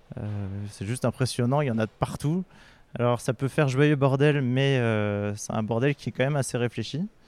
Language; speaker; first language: French; native; French